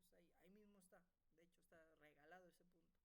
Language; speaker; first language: Spanish; native; Spanish